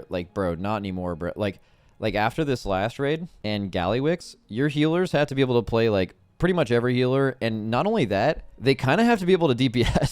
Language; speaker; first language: English; native; English